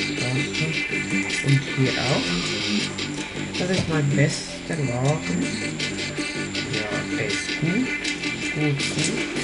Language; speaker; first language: German; non-native, learner; Spanish